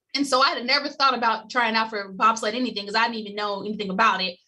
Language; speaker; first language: English; native; English